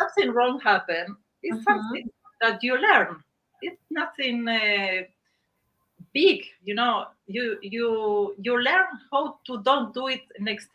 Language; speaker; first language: English; non-native, learner; Spanish